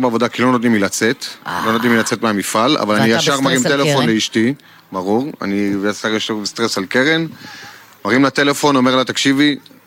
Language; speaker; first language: Hebrew; native; Hebrew